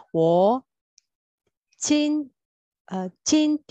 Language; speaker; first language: Chinese; non-native, learner; Malay